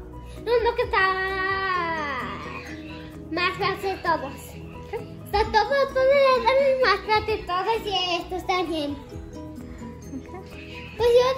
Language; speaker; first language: Spanish; early bilingual, heritage; Spanish